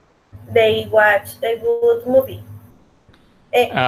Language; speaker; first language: English; non-native, learner; Spanish